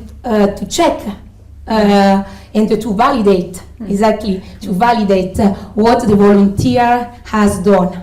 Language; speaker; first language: English; non-native, fluent; Italian